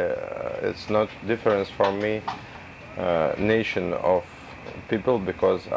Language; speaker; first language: English; non-native, learner; Russian